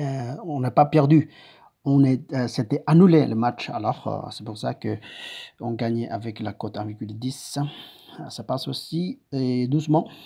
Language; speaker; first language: French; non-native, learner; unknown